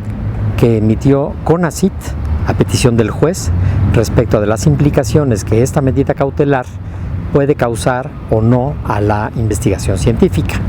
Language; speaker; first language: Spanish; native; Spanish